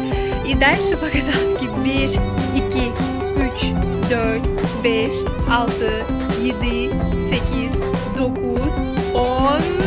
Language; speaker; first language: Russian; non-native, local second language; Kazakh